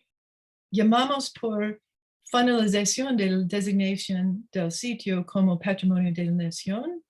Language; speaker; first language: Spanish; non-native, learner; English